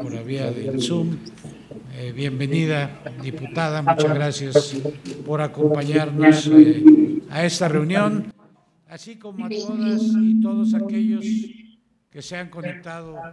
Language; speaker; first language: Spanish; native; Spanish